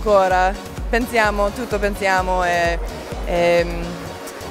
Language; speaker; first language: Italian; non-native, learner; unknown